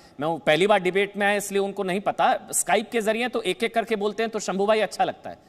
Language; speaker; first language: Hindi; native; Hindi